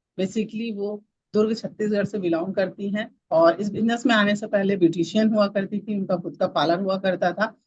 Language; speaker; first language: Hindi; native; Hindi